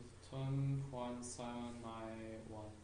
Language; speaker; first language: English; non-native, learner; Chinese